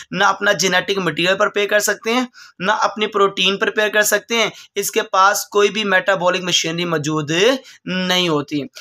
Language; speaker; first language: Urdu; non-native, local second language; Punjabi